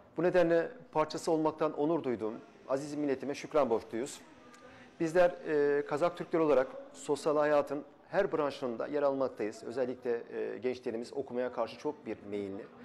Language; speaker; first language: Turkish; early bilingual, other home language; Kazakh